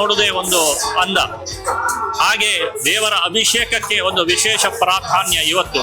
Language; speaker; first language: Kannada; non-native, local second language; Konkani